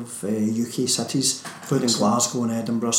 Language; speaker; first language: English; native; English